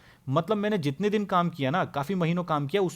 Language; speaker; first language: Hindi; native; Hindi